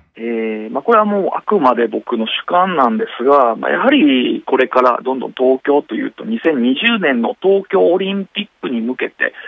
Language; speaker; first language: Japanese; native; Japanese